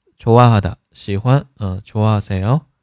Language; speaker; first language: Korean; non-native, fluent; Chinese